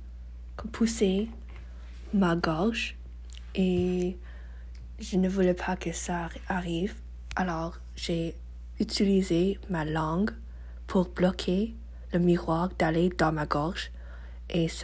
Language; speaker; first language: French; non-native, learner; English